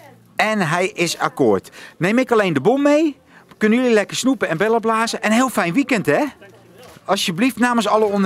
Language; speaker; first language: Dutch; native; Dutch